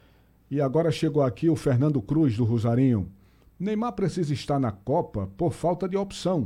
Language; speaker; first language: Portuguese; native; Portuguese